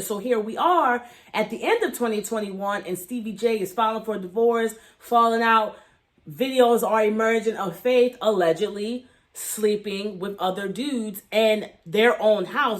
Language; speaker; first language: English; native; English